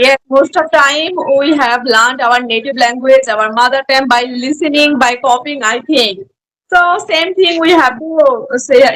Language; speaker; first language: English; non-native, learner; Bangla